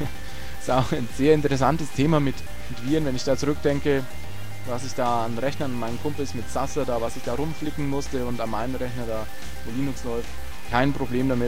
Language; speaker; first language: German; native; German